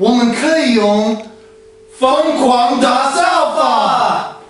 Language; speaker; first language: Chinese; non-native, learner; English